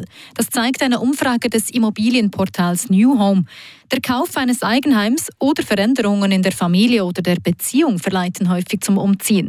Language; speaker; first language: German; native; German